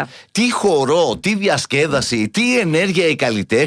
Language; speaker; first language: Greek; native; Greek